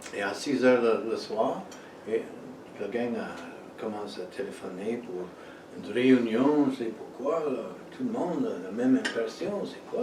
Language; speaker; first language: French; non-native, fluent; English